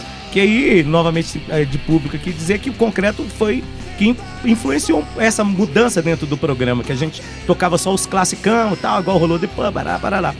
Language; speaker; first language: Portuguese; native; Portuguese